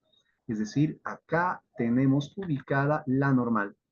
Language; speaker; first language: Spanish; native; Spanish